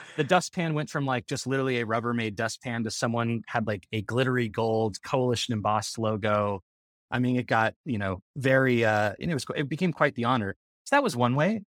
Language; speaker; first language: English; native; English